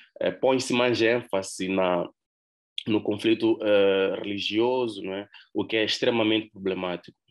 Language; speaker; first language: Portuguese; native; Portuguese